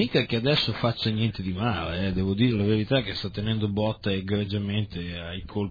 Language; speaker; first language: Italian; native; Italian